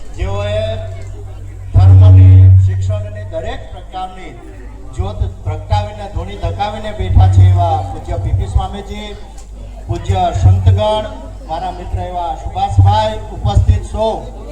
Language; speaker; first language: Gujarati; non-native, local second language; Kukna